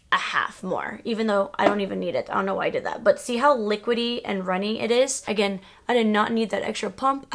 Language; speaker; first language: English; early bilingual, other home language; Spanish